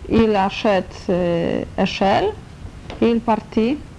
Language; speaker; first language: French; non-native, learner; Polish